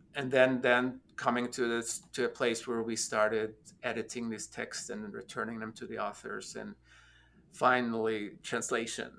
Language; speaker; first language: English; non-native, fluent; Norwegian